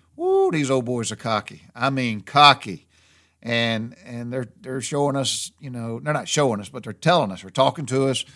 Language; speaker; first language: English; native; English